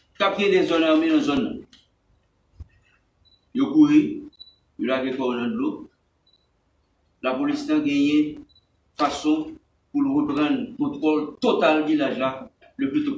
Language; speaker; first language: French; non-native, local second language; Haitian Creole